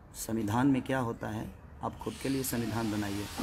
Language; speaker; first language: Hindi; native; Hindi